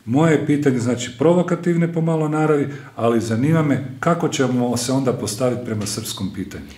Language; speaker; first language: Croatian; native; Croatian